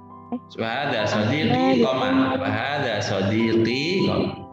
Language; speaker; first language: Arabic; non-native, fluent; Indonesian